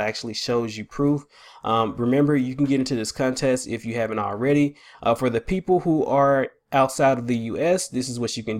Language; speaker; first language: English; native; English